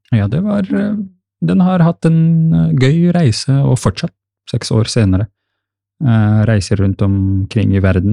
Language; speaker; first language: Norwegian; early bilingual, other home language; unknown